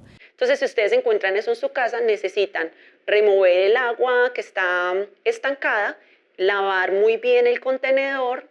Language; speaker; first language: Spanish; native; Spanish